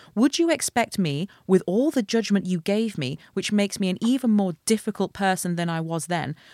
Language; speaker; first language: English; native; English